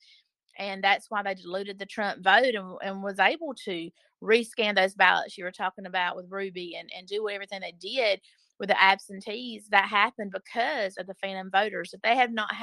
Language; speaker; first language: English; native; English